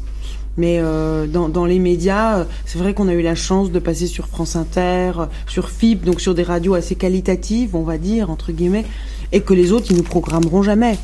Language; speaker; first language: French; non-native, local second language; Arabic